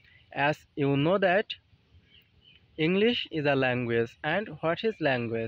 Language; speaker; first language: English; non-native, learner; Bangla